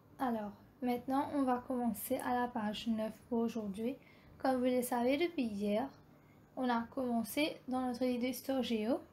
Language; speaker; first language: French; non-native, local second language; Morisyen